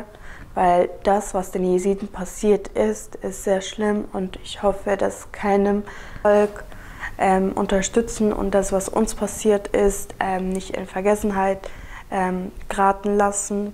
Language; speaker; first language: German; early bilingual, other home language; Kurdish